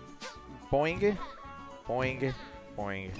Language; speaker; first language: English; native; English